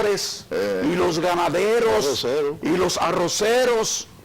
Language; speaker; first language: Spanish; native; Spanish